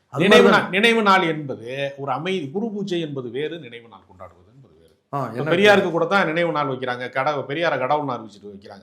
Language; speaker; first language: Tamil; native; Tamil